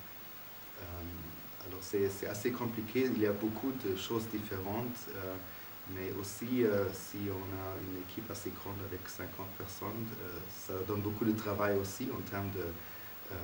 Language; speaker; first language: French; non-native, fluent; German